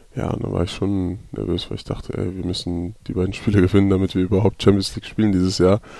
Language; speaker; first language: German; native; German